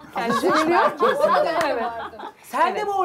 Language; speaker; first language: Turkish; native; Turkish